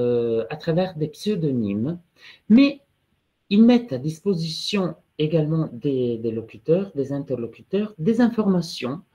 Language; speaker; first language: French; non-native, fluent; Italian